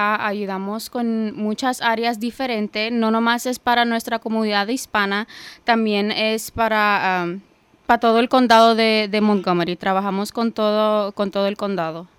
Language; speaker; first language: Spanish; early bilingual, heritage; Spanish